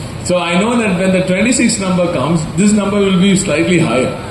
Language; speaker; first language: English; non-native, local second language; Tamil